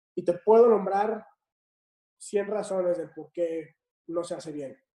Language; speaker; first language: Spanish; native; Spanish